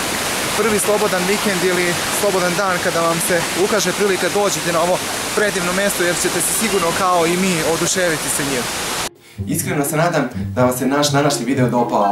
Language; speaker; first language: Bosnian; native; Bosnian